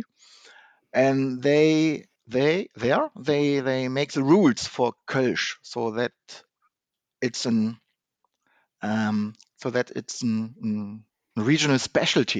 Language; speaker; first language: English; non-native, fluent; German